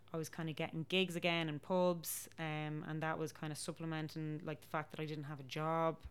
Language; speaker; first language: English; native; English